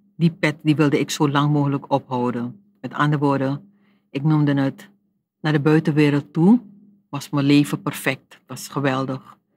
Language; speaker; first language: Dutch; native; Dutch